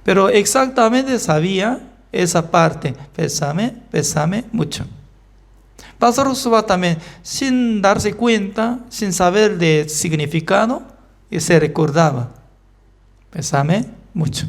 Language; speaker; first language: Spanish; non-native, fluent; Korean